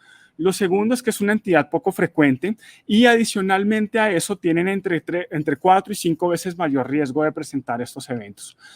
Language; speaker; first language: Spanish; native; Spanish